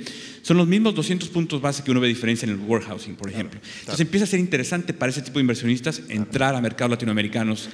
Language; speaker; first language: Spanish; native; Spanish